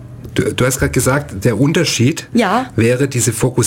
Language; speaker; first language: German; native; German